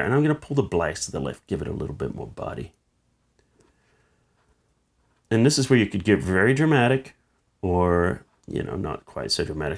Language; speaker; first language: English; native; English